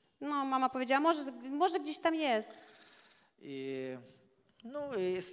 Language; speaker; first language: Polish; non-native, learner; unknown